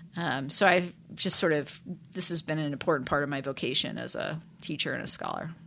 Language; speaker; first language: English; native; English